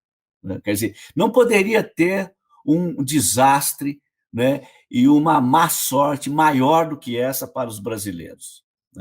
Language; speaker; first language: Portuguese; native; Portuguese